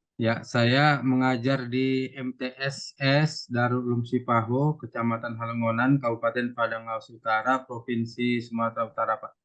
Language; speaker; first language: Indonesian; non-native, local second language; Javanese